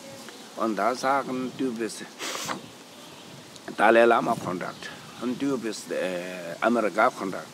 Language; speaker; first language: German; non-native, learner; Tibetan